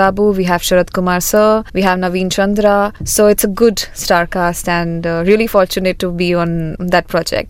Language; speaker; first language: English; non-native, local second language; Hindi